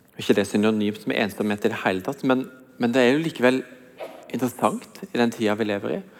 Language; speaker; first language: Norwegian; native; Norwegian